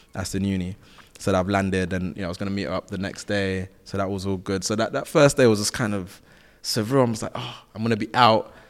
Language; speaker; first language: English; native; English